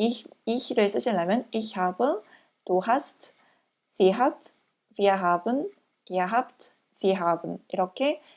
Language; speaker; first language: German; non-native, learner; Korean